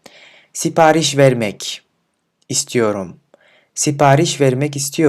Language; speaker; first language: Turkish; non-native, fluent; Kyrgyz